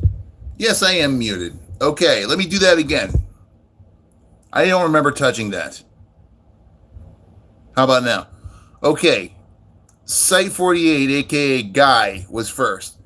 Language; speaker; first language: English; native; English